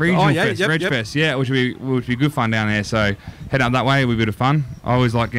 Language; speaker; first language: English; native; English